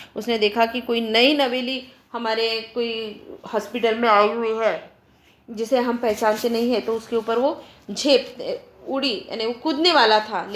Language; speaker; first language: Hindi; non-native, local second language; Marathi